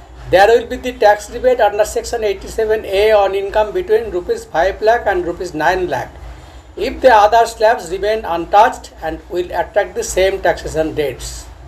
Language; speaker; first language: English; non-native, local second language; Bangla